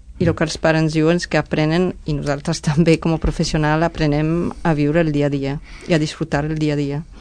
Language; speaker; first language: Catalan; non-native, fluent; Spanish